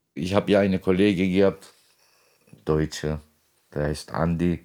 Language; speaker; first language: German; non-native, fluent; Turkish